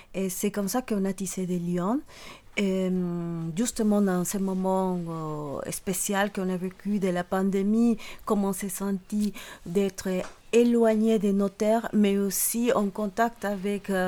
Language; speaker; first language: French; non-native, fluent; Spanish